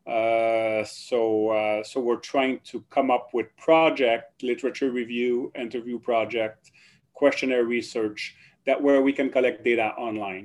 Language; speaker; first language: English; non-native, fluent; French